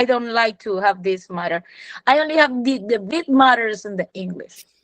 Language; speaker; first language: English; non-native, learner; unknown